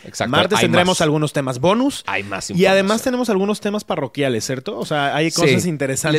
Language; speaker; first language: Spanish; native; Spanish